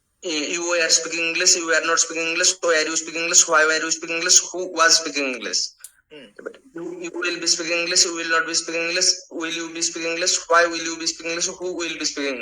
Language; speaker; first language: English; non-native, learner; Hindi